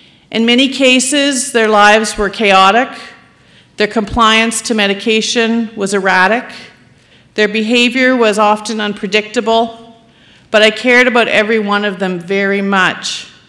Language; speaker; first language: English; native; English